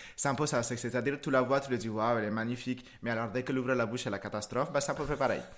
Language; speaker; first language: French; non-native, fluent; Spanish